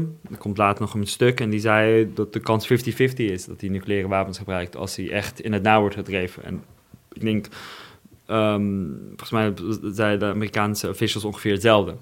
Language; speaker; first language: Dutch; non-native, fluent; Russian